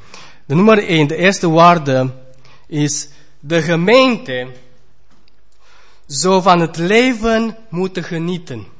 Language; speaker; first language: Dutch; non-native, fluent; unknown